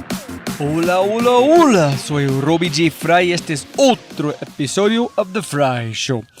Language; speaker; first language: Spanish; non-native, fluent; English